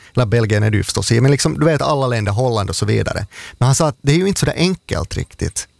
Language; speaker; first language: Swedish; native; Swedish